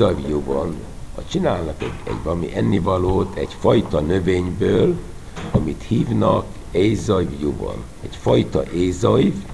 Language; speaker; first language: Hungarian; non-native, fluent; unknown